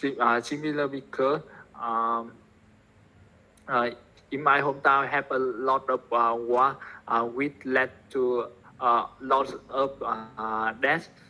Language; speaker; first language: English; non-native, learner; Vietnamese